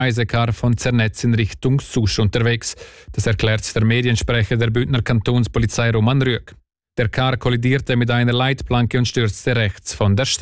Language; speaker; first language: German; native; German